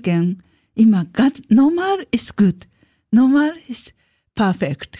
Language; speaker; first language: German; non-native, learner; Japanese